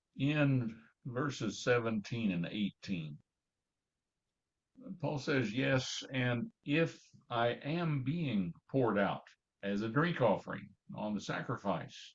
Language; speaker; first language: English; native; English